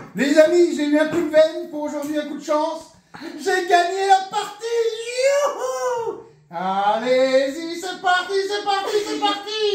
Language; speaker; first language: French; native; French